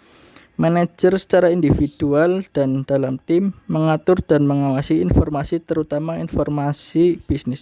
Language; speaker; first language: Indonesian; native; Indonesian